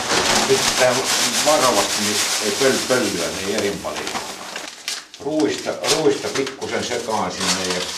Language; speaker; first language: Finnish; native; Finnish